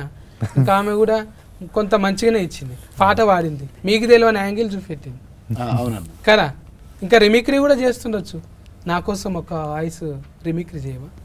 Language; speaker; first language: Telugu; native; Telugu